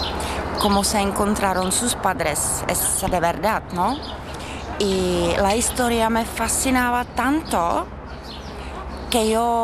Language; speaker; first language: Spanish; non-native, fluent; Czech